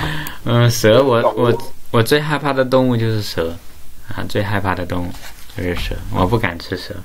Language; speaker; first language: Chinese; native; Chinese